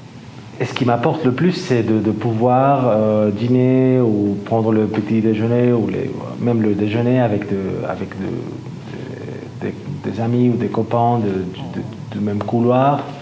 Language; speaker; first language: French; non-native, fluent; Spanish